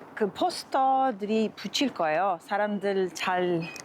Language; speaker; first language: Korean; non-native, learner; Spanish